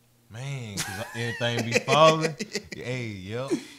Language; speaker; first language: English; native; English